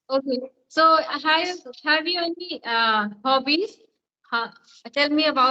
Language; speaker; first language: English; non-native, learner; Hindi